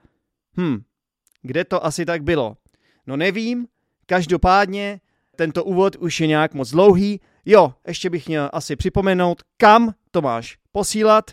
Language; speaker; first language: Czech; native; Czech